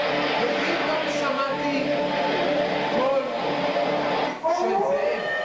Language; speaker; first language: Hebrew; native; Hebrew